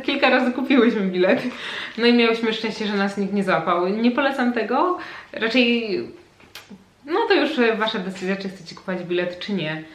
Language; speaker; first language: Polish; native; Polish